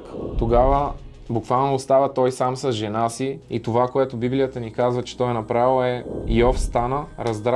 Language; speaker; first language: Bulgarian; native; Bulgarian